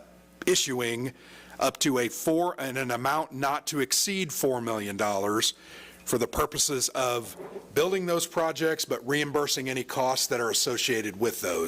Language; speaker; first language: English; native; English